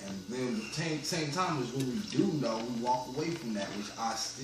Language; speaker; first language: English; native; English